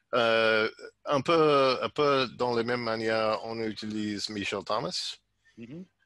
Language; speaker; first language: French; non-native, learner; English